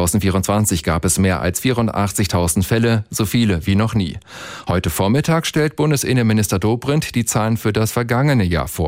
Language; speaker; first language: German; native; German